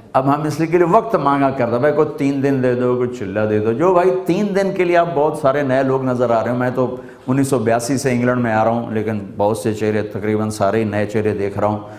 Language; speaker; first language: Urdu; non-native, local second language; Punjabi